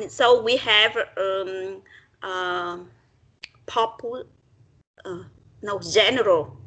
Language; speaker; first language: English; non-native, learner; Vietnamese